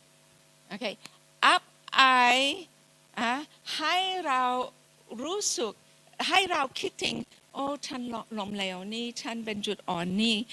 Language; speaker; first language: Thai; non-native, fluent; English